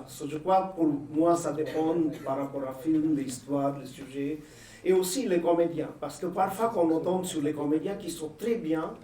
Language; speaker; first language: French; non-native, fluent; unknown